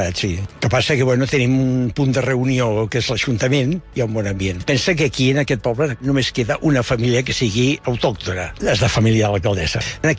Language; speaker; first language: Catalan; native; Catalan